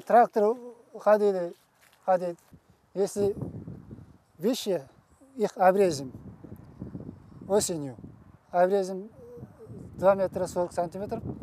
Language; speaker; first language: Russian; non-native, learner; Uzbek